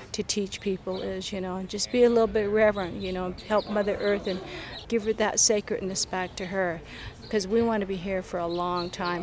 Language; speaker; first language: English; native; English